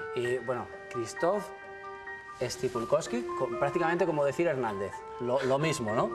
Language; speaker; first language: Spanish; native; Spanish